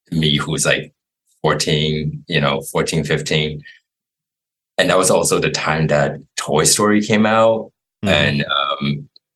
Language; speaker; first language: English; non-native, fluent; Chinese